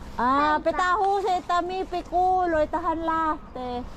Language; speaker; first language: Finnish; non-native, learner; Filipino